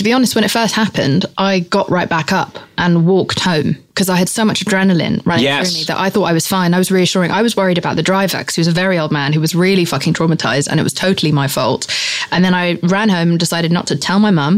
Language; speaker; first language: English; native; English